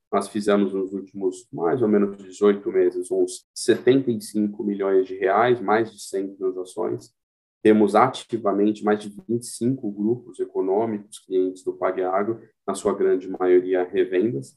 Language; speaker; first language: Portuguese; native; Portuguese